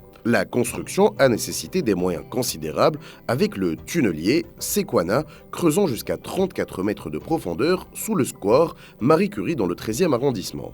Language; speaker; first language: French; native; French